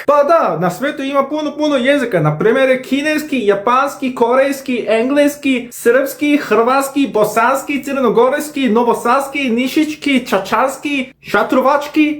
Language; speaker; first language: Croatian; non-native, fluent; Korean